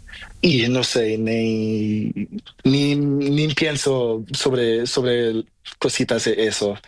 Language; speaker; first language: Spanish; non-native, learner; Portuguese